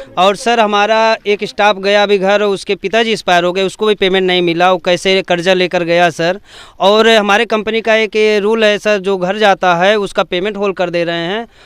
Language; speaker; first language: Hindi; native; Hindi